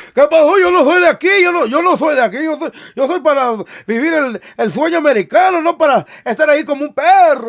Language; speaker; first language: Spanish; early bilingual, other home language; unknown